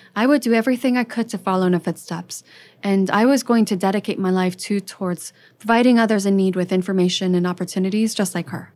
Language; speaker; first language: English; early bilingual, other home language; French